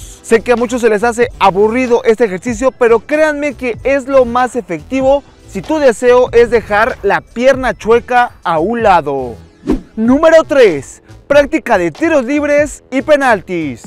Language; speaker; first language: Spanish; native; Spanish